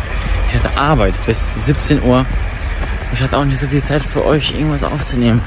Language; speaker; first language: German; early bilingual, other home language; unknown